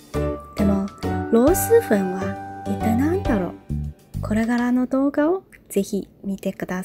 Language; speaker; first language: Japanese; non-native, learner; Chinese